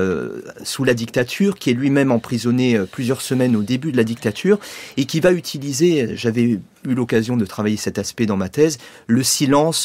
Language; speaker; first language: French; native; French